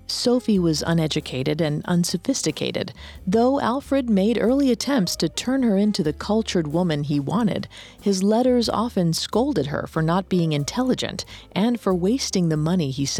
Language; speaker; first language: English; native; English